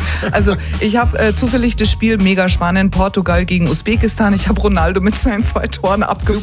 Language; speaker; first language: German; native; German